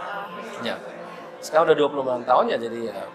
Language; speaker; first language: Indonesian; early bilingual, heritage; German